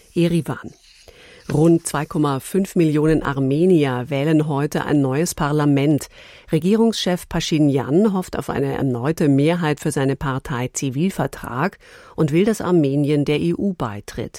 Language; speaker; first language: German; native; German